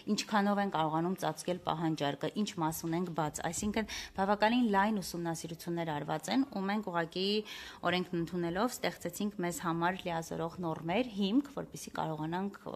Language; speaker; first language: Armenian; native; Armenian